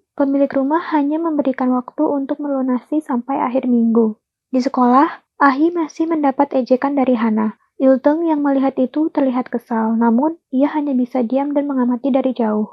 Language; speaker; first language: Indonesian; native; Indonesian